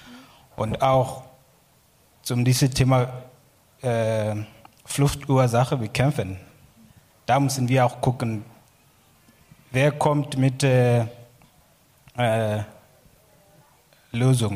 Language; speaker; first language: German; non-native, learner; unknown